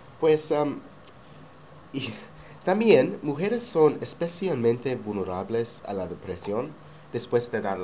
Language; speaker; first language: Spanish; non-native, learner; English